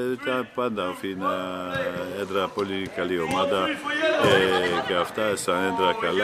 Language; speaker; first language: Greek; non-native, fluent; Polish